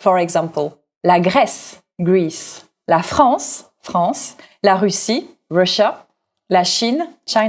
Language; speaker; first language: French; native; French